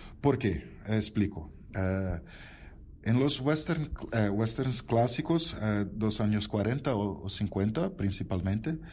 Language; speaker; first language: Spanish; non-native, learner; Portuguese